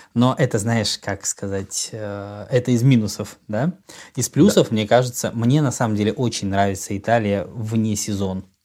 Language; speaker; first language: Russian; native; Russian